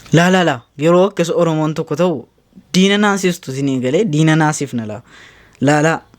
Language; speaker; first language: Oromo; native; Oromo